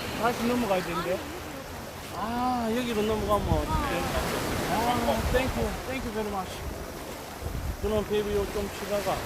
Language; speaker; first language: Korean; native; Korean